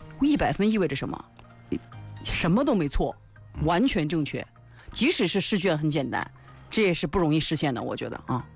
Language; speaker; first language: Chinese; native; Chinese